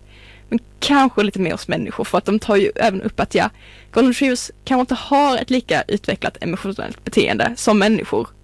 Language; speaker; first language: Swedish; native; Swedish